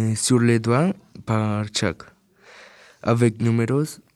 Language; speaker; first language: French; non-native, learner; Spanish